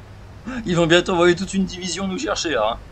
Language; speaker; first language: French; native; French